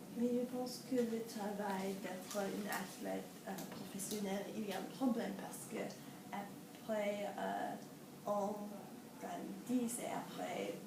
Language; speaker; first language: French; non-native, learner; English